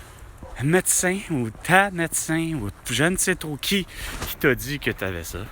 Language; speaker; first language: French; native; French